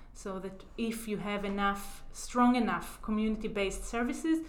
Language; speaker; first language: English; non-native, fluent; Hebrew